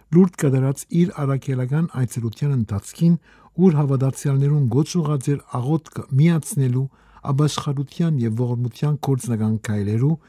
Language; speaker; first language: Armenian; native; Armenian